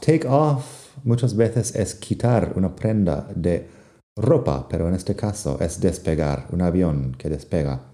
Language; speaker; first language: Spanish; non-native, fluent; English